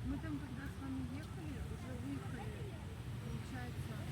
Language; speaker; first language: Russian; native; Russian